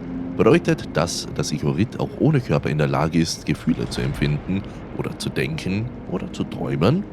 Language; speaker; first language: German; native; German